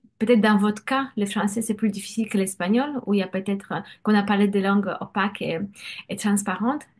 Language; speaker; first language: French; non-native, fluent; Polish